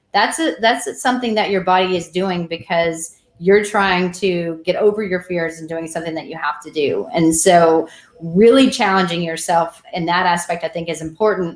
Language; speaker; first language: English; native; English